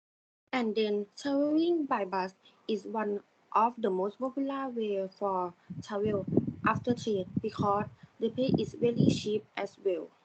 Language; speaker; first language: English; non-native, learner; Thai